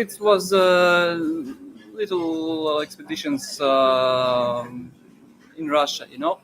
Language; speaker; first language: English; non-native, learner; Russian